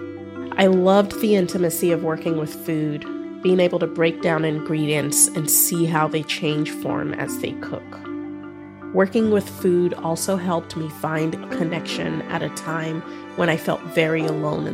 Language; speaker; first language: English; non-native, local second language; Yoruba